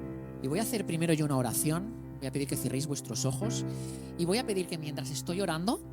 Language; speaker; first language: Spanish; native; Spanish